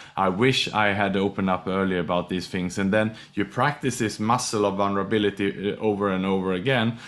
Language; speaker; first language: English; non-native, fluent; Swedish